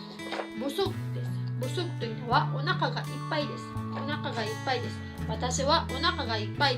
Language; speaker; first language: Japanese; non-native, fluent; Filipino